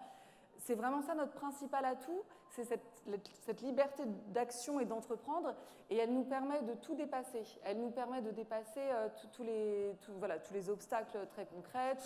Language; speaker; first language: French; native; French